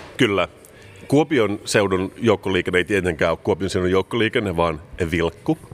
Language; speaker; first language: Finnish; native; Finnish